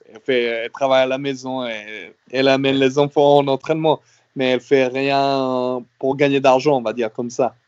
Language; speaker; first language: French; non-native, fluent; Serbian